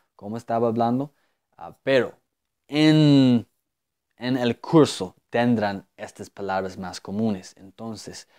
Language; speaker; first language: Spanish; non-native, fluent; English